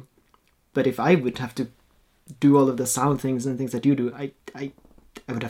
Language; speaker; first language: English; non-native, fluent; Norwegian